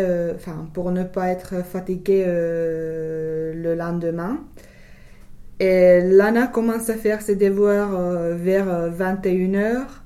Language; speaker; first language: French; non-native, learner; English